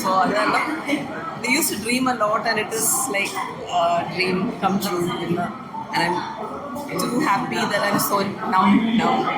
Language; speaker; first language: English; non-native, local second language; Malayalam